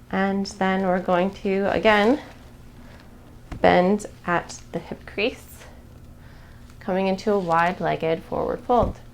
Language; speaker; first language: English; native; English